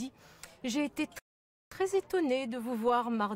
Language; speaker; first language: French; native; French